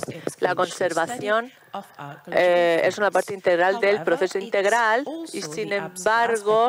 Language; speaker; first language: Spanish; non-native, fluent; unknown